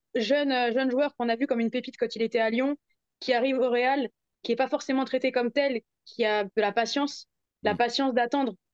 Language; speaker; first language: French; native; French